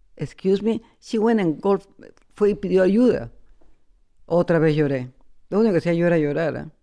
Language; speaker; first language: Spanish; native; Spanish